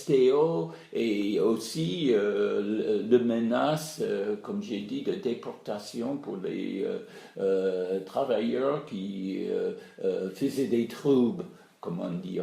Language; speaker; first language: French; non-native, fluent; English